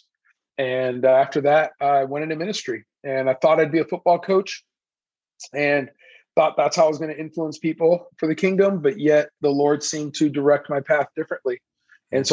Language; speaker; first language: English; early bilingual, other home language; Persian